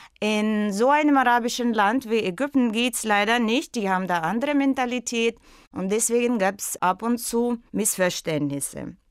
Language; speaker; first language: German; non-native, fluent; Russian